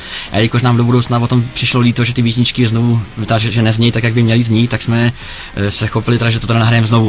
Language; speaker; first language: Czech; native; Czech